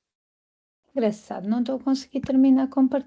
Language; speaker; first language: Portuguese; native; Portuguese